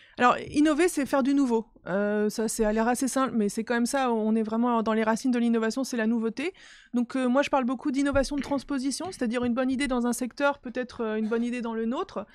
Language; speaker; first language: French; native; French